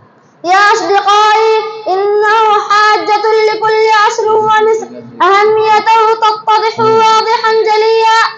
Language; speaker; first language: Arabic; non-native, learner; Urdu